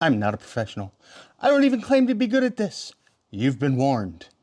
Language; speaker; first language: English; native; English